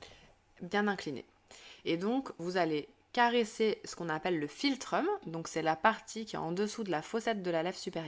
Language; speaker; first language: French; native; French